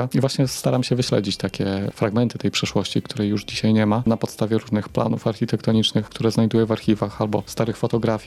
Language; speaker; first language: Polish; native; Polish